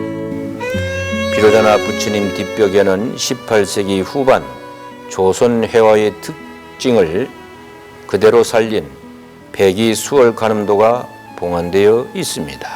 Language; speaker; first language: Korean; native; Korean